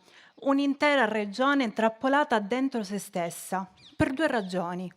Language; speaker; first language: Italian; native; Italian